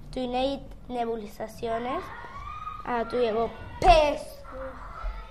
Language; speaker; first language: Welsh; non-native, local second language; Spanish